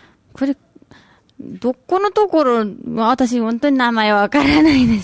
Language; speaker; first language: Japanese; non-native, learner; Nepali